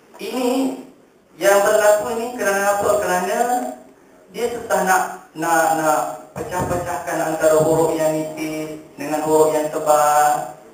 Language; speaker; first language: Malay; native; Malay